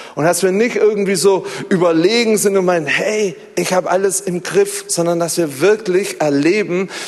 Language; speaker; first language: German; native; German